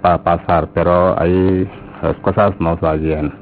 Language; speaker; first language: Spanish; non-native, learner; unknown